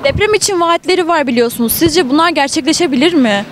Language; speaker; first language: Turkish; native; Turkish